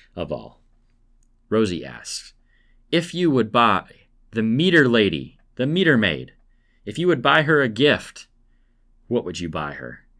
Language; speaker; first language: English; native; English